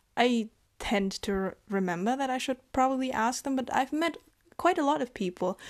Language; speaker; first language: English; non-native, fluent; Vietnamese